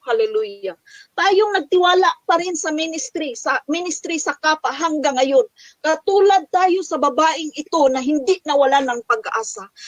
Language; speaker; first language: Filipino; non-native, local second language; Cebuano